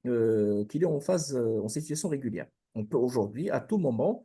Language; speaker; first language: French; non-native, local second language; Arabic